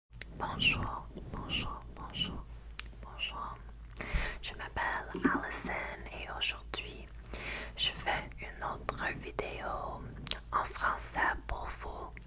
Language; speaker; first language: French; non-native, learner; English